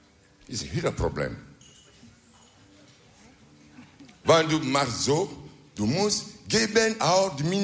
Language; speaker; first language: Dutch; non-native, learner; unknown